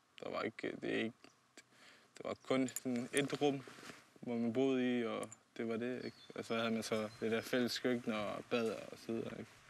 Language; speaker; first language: Danish; early bilingual, other home language; Bosnian